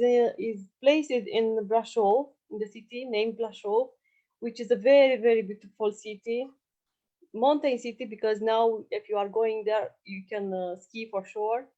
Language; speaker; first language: English; non-native, learner; Romanian